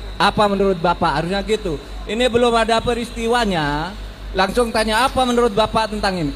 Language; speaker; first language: Indonesian; non-native, local second language; Madurese